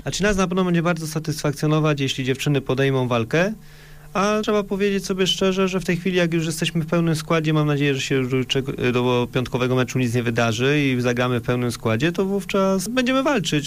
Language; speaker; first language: Polish; native; Polish